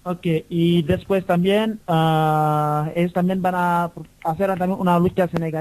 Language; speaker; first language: Spanish; non-native, learner; Wolof